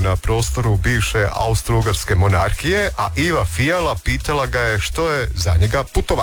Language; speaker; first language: Serbian; native; Serbian